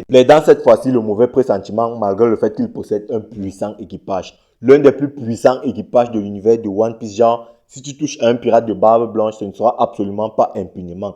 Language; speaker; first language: French; native; French